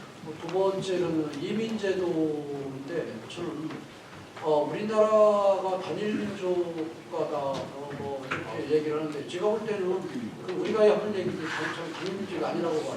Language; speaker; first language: Korean; native; Korean